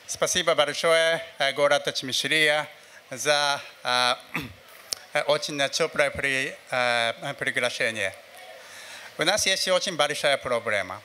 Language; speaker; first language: Russian; non-native, fluent; Japanese